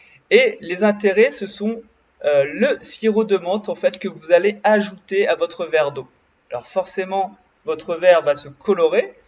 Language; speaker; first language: French; native; French